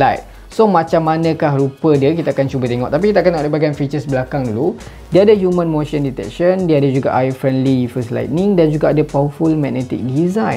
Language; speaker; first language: Malay; native; Malay